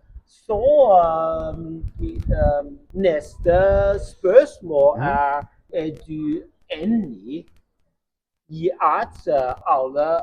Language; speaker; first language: Norwegian; non-native, learner; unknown